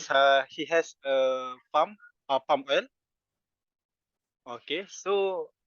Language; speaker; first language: English; non-native, fluent; Malay